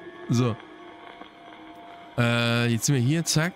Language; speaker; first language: German; native; German